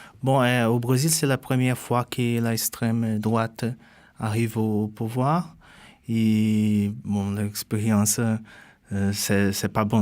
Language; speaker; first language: French; non-native, fluent; Portuguese